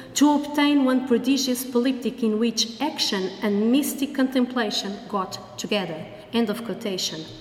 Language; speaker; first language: English; non-native, fluent; Portuguese